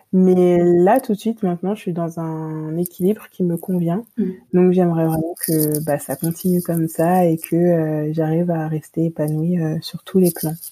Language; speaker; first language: French; native; French